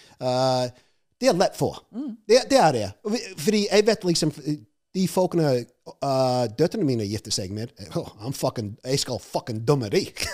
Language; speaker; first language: Norwegian; non-native, fluent; English